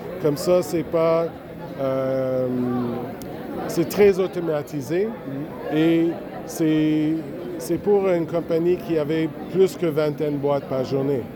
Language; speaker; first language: French; non-native, local second language; English